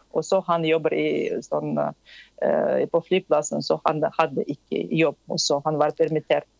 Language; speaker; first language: Norwegian; non-native, fluent; Tatar